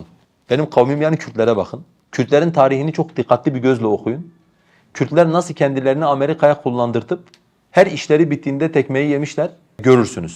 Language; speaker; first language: Turkish; non-native, local second language; Kurdish